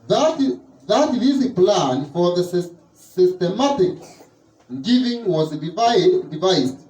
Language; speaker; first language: English; non-native, local second language; Swahili